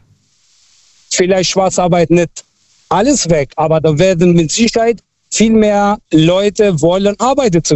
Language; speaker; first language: German; early bilingual, other home language; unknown